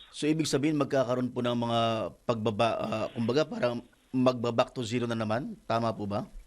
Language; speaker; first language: Filipino; native; Filipino